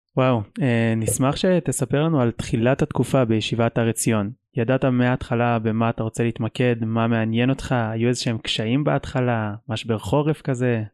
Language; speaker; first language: Hebrew; native; Hebrew